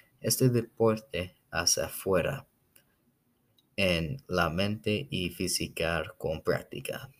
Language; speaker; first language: Spanish; non-native, learner; English